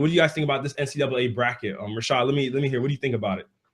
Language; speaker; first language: English; native; English